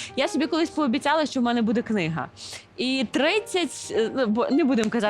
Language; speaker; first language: Ukrainian; native; Ukrainian